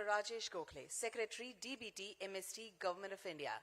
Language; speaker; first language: English; non-native, local second language; Gujarati